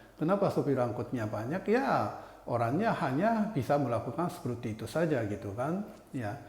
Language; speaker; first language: Indonesian; non-native, fluent; Japanese